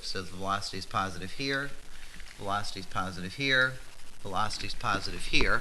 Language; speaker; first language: English; native; English